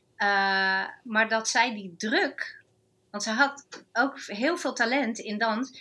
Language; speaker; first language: Dutch; non-native, fluent; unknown